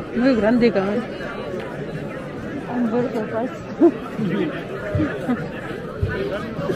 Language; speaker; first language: Spanish; non-native, learner; Filipino